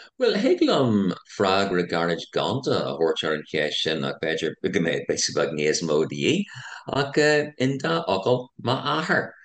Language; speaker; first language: Irish; non-native, local second language; English